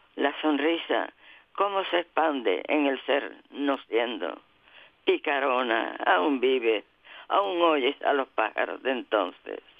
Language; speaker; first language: Spanish; native; Spanish